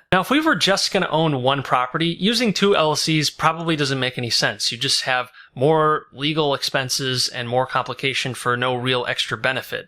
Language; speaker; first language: English; native; English